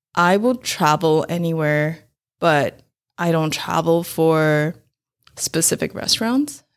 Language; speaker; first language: English; non-native, fluent; Chinese